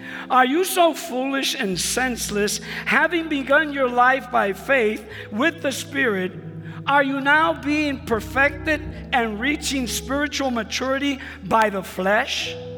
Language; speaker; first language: English; non-native, fluent; Spanish